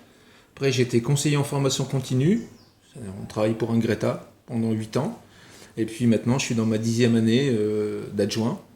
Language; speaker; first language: French; native; French